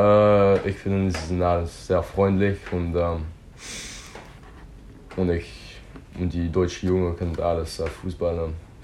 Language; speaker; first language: German; non-native, learner; English